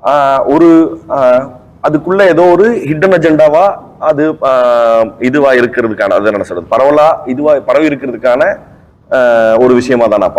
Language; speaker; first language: Tamil; native; Tamil